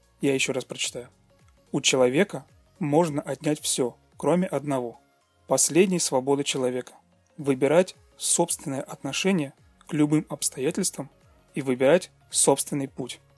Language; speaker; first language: Russian; native; Russian